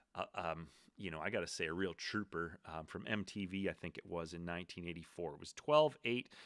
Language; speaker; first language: English; native; English